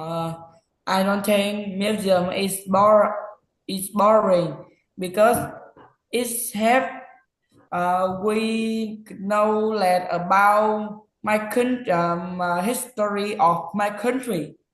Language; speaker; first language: English; non-native, learner; Vietnamese